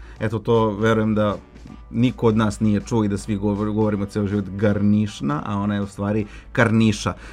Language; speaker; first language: Serbian; non-native, local second language; Hungarian